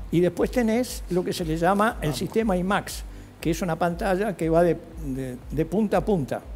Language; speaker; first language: Spanish; native; Spanish